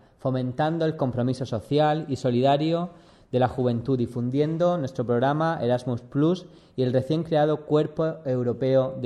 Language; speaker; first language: Spanish; native; Spanish